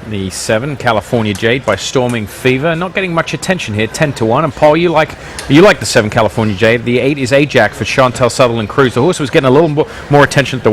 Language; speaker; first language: English; native; English